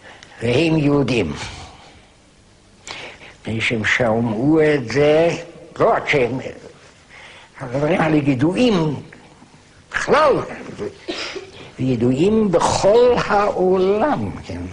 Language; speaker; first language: Hebrew; non-native, fluent; German